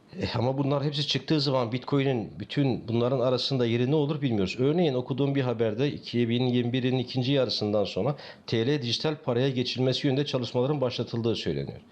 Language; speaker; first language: Turkish; native; Turkish